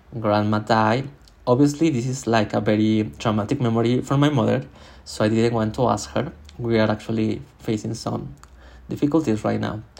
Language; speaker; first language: English; non-native, fluent; Spanish